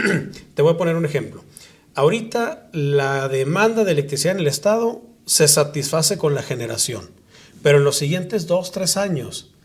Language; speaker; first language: Spanish; native; Spanish